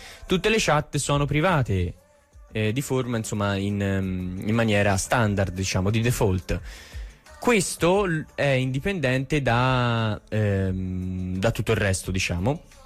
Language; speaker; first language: Italian; native; Italian